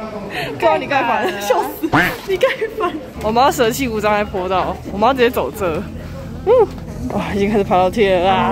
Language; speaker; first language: Chinese; native; Chinese